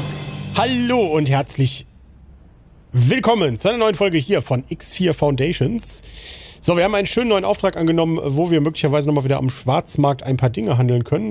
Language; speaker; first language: German; native; German